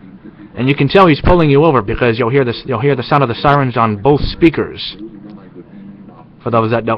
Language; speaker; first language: English; native; English